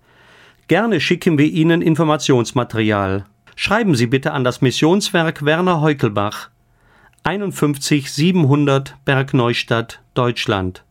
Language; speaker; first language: German; native; German